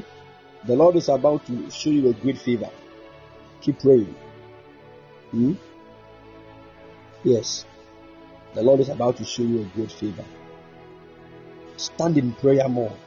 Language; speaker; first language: English; non-native, local second language; Akan